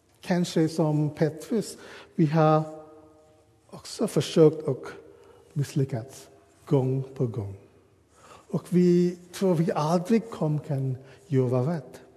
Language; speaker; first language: Swedish; non-native, learner; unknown